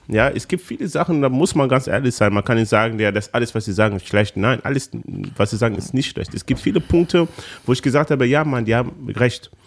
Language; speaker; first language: German; early bilingual, other home language; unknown